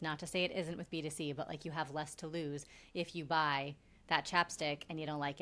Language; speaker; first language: English; native; English